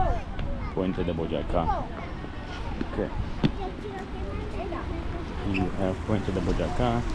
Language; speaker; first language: Spanish; non-native, fluent; Russian